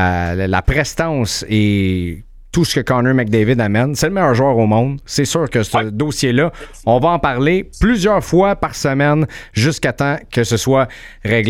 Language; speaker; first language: French; native; French